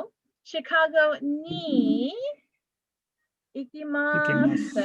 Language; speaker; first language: Japanese; non-native, fluent; English